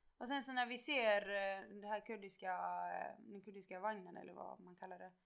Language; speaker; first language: Swedish; early bilingual, other home language; Kurdish